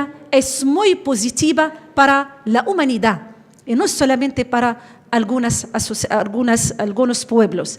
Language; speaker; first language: Spanish; non-native, fluent; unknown